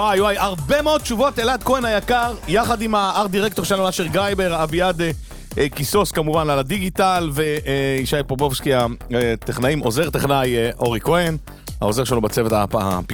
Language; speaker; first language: Hebrew; native; Hebrew